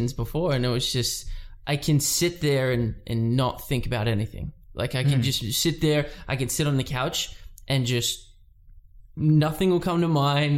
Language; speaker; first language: English; native; English